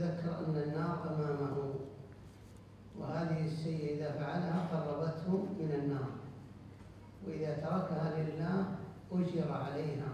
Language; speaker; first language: Arabic; native; Arabic